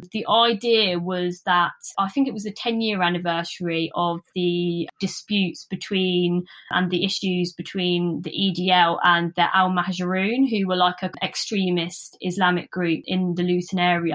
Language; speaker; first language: English; native; English